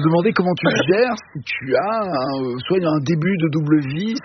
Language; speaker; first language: French; native; French